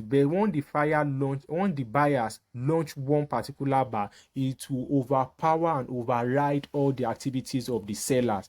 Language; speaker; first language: English; native; English